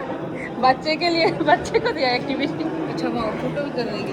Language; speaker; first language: Hindi; non-native, learner; Bangla